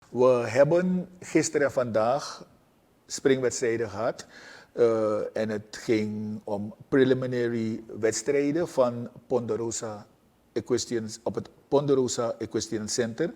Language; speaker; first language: Dutch; native; Dutch